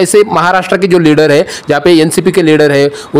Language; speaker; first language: Hindi; non-native, local second language; Marathi